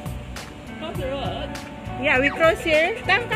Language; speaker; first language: English; non-native, learner; Filipino